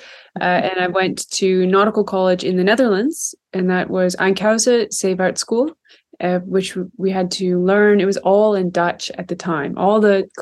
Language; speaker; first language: English; native; English